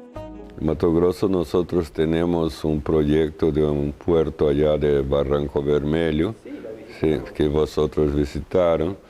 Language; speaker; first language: Spanish; non-native, fluent; Portuguese